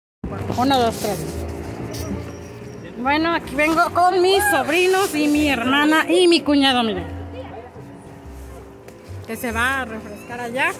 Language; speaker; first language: Spanish; native; Spanish